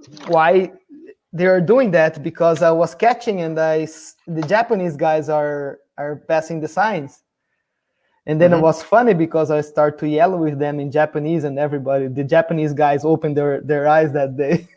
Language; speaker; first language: English; non-native, fluent; Portuguese